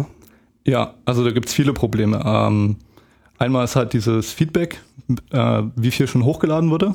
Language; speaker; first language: German; native; German